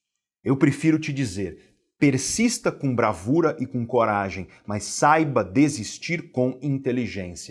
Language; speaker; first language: Portuguese; native; Portuguese